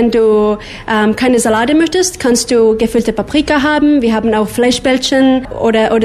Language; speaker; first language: German; non-native, learner; English